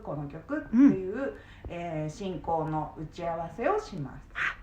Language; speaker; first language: Japanese; native; Japanese